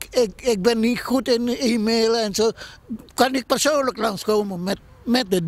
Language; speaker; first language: Dutch; non-native, fluent; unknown